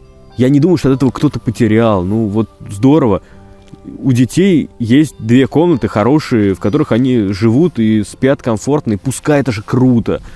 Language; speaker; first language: Russian; native; Russian